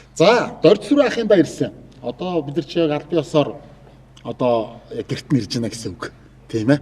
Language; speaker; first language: Mongolian; native; Mongolian